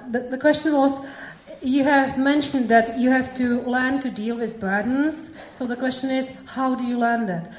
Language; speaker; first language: English; non-native, fluent; Czech